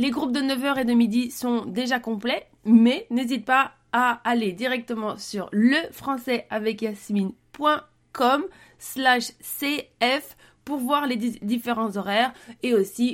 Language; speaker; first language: French; native; French